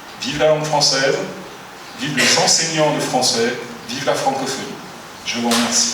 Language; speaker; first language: French; native; French